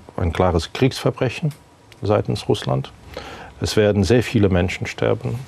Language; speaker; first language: German; non-native, fluent; Ukrainian